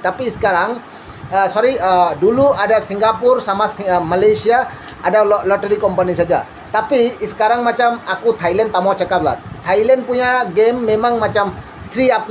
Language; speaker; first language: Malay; non-native, learner; Bangla